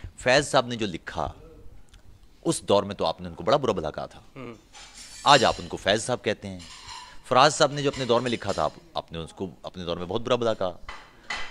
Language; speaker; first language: Urdu; non-native, local second language; Punjabi